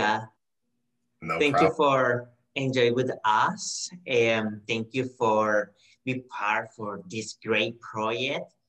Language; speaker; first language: English; non-native, learner; Spanish